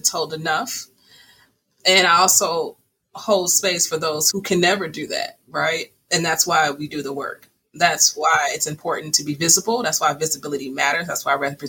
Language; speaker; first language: English; native; English